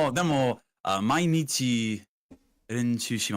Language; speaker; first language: Japanese; non-native, learner; English